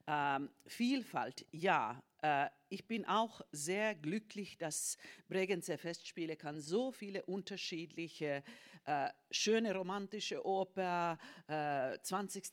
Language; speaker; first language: German; non-native, fluent; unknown